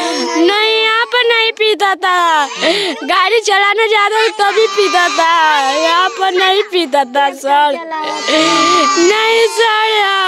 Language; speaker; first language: Hindi; non-native, local second language; Bhojpuri